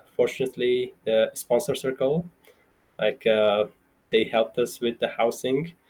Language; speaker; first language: English; non-native, fluent; Persian